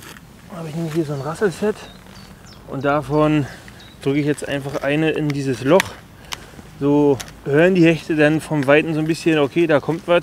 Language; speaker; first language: German; native; German